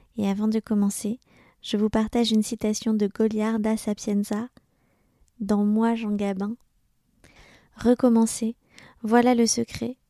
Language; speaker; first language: French; native; French